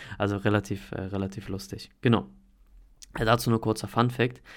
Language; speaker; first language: German; native; German